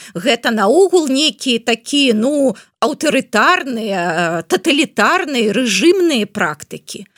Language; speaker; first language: Belarusian; non-native, local second language; Russian